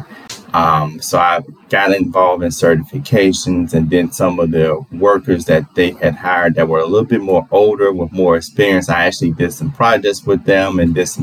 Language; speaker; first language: English; native; English